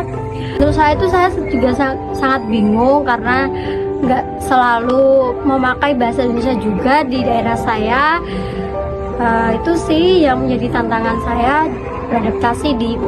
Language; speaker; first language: Indonesian; non-native, local second language; Javanese